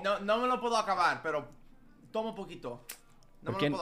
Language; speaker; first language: Spanish; early bilingual, heritage; Spanish